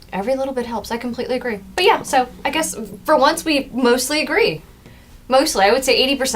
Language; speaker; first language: English; native; English